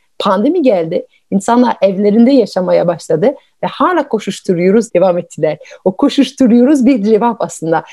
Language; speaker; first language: Turkish; non-native, fluent; French